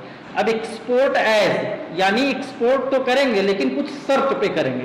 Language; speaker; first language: Hindi; native; Hindi